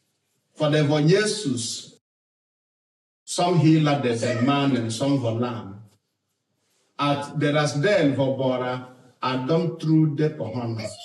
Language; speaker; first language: Swedish; non-native, fluent; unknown